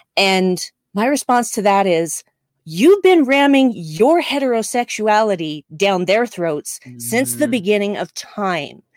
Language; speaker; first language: English; native; English